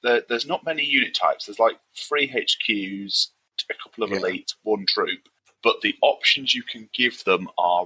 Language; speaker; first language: English; native; English